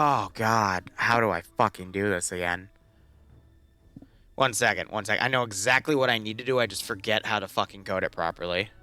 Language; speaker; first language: English; native; English